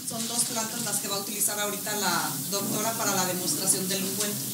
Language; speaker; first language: Spanish; native; Spanish